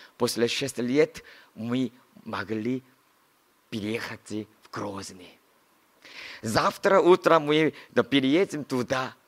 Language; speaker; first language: Russian; non-native, learner; Korean